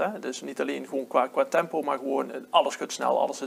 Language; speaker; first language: Dutch; native; Dutch